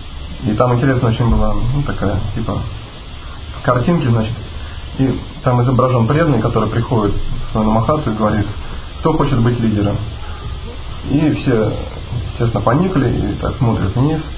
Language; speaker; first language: Russian; native; Russian